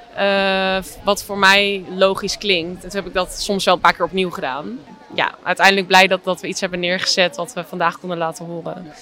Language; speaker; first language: Dutch; native; Dutch